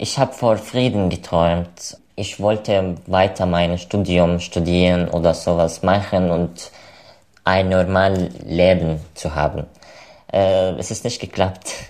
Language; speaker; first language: German; non-native, learner; Arabic